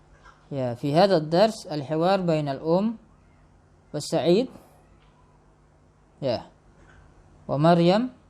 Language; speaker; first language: Arabic; non-native, fluent; Indonesian